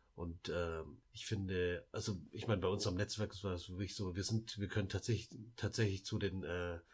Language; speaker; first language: German; early bilingual, other home language; Lao